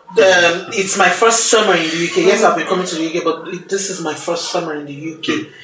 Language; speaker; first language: English; non-native, local second language; Yoruba